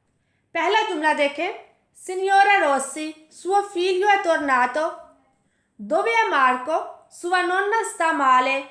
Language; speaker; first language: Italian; non-native, fluent; Urdu